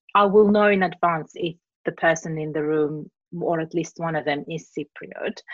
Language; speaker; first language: English; non-native, fluent; Greek